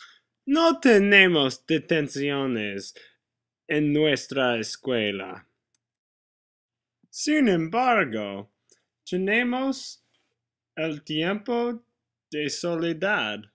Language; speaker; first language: Spanish; non-native, learner; English